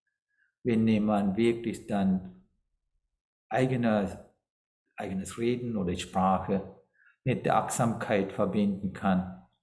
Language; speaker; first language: German; non-native, fluent; Sinhala